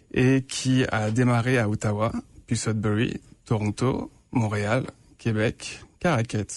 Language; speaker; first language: French; native; French